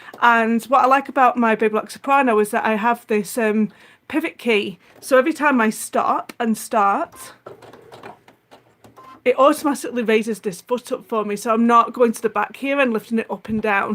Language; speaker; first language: English; native; English